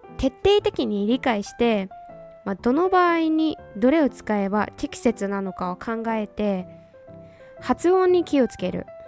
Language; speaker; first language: Japanese; non-native, fluent; Burmese